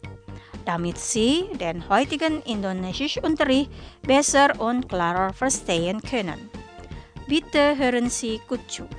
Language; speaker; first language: German; non-native, fluent; Indonesian